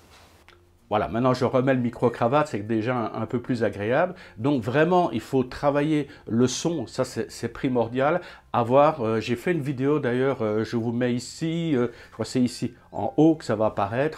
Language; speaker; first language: French; native; French